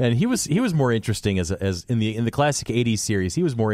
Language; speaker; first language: English; native; English